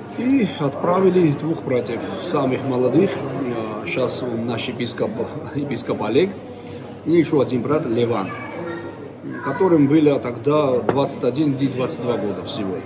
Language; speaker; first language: Russian; non-native, local second language; Georgian